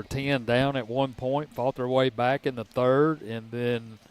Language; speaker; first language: English; native; English